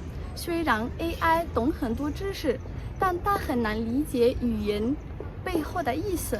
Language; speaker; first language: Chinese; non-native, fluent; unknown